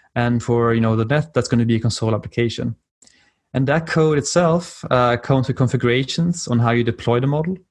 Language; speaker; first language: English; non-native, fluent; Swedish